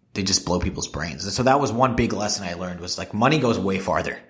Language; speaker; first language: English; native; English